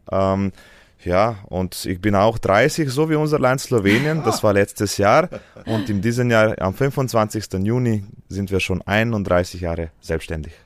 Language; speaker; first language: German; non-native, fluent; Slovenian